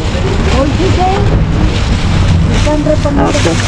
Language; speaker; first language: Spanish; native; Spanish